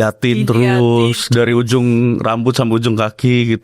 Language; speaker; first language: Indonesian; native; Indonesian